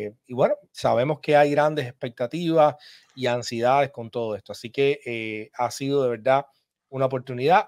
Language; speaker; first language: Spanish; native; Spanish